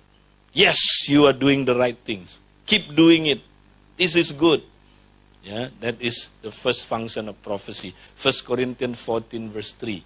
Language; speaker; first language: English; non-native, fluent; Indonesian